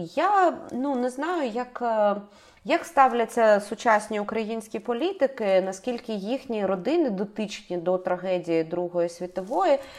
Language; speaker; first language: Ukrainian; native; Ukrainian